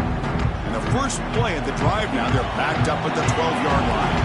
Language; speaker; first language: English; native; English